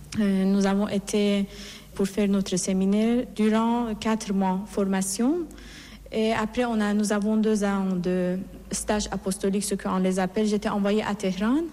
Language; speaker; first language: French; non-native, fluent; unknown